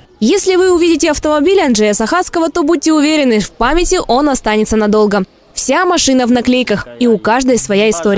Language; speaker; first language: Russian; native; Russian